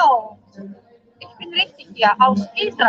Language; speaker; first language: German; non-native, fluent; Greek